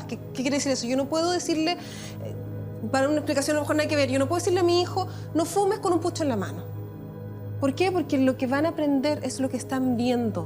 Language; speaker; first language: Spanish; native; Spanish